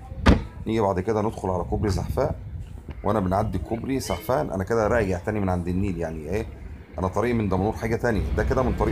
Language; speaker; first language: Arabic; native; Arabic